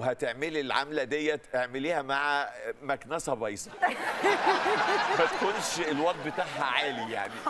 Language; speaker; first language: Arabic; native; Arabic